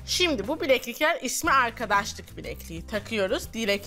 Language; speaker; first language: Turkish; native; Turkish